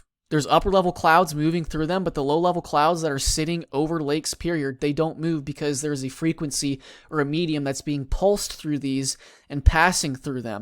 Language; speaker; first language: English; native; English